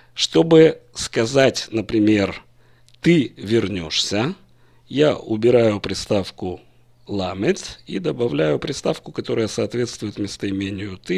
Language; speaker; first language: Russian; native; Russian